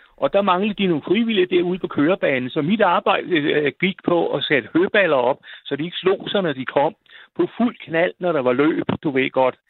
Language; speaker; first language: Danish; native; Danish